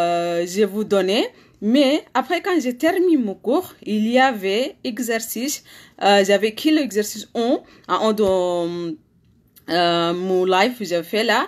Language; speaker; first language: French; non-native, learner; Arabic